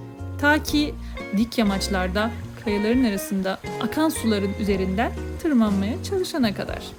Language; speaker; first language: Turkish; native; Turkish